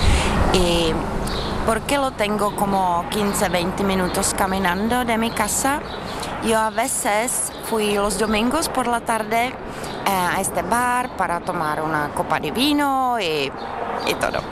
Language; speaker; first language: Spanish; non-native, learner; Czech